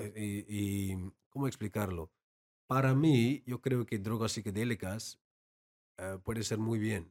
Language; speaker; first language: Spanish; non-native, learner; Dutch